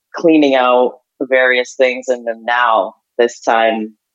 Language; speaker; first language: English; early bilingual, other home language; Ukrainian